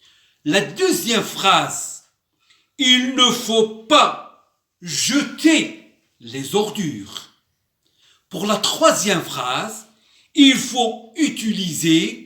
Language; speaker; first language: French; non-native, local second language; Arabic